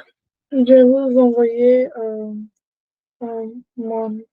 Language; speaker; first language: French; non-native, learner; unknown